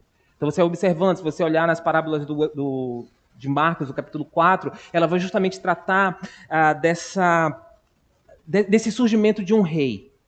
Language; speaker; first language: Portuguese; native; Portuguese